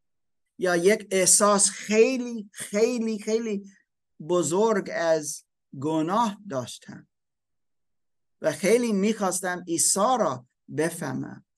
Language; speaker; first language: Persian; non-native, learner; German